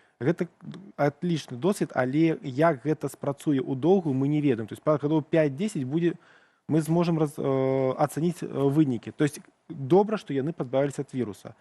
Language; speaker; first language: Belarusian; non-native, local second language; Russian